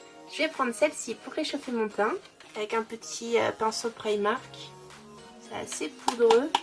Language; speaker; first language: French; native; French